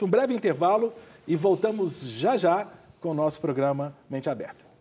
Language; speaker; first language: Portuguese; native; Portuguese